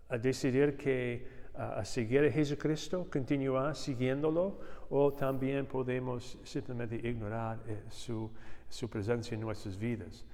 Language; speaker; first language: Spanish; non-native, learner; English